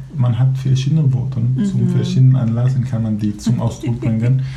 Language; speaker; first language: German; non-native, fluent; Kurdish